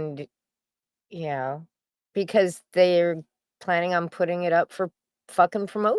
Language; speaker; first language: English; native; English